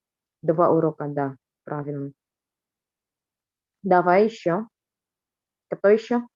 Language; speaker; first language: Russian; non-native, fluent; Indonesian